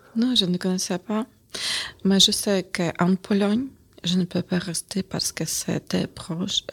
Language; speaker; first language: French; non-native, learner; Ukrainian